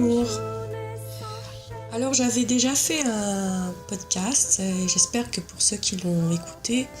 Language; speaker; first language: French; native; French